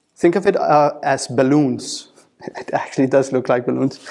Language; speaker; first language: English; non-native, fluent; Danish